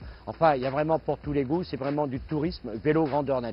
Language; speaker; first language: French; native; French